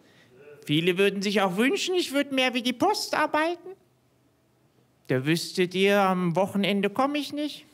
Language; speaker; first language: German; native; German